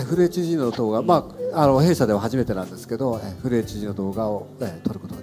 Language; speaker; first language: Japanese; native; Japanese